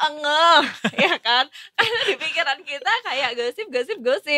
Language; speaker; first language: Indonesian; native; Indonesian